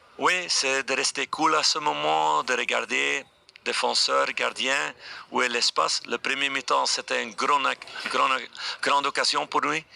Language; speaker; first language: French; non-native, fluent; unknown